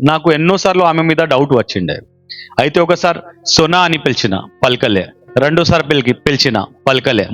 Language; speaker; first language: Telugu; non-native, local second language; Urdu